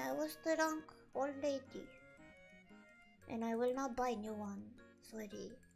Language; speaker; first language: English; non-native, learner; Japanese